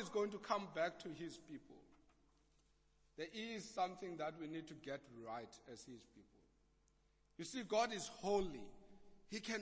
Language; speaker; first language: English; non-native, local second language; Xhosa